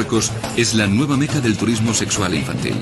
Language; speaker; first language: Spanish; native; Spanish